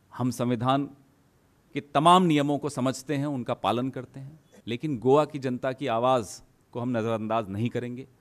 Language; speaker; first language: Hindi; native; Hindi